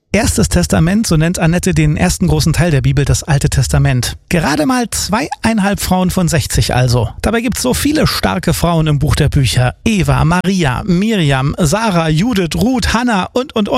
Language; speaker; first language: German; native; German